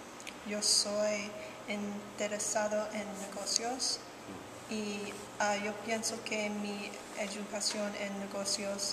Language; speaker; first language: Spanish; non-native, learner; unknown